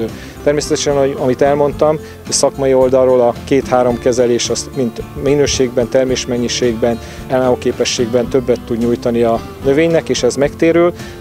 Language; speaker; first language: Hungarian; native; Hungarian